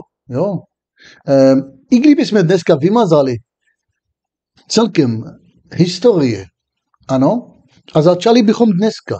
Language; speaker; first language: Czech; non-native, fluent; Hebrew